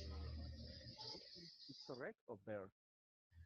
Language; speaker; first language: English; non-native, learner; Spanish